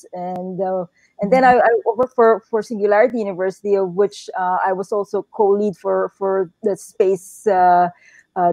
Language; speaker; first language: English; non-native, local second language; Filipino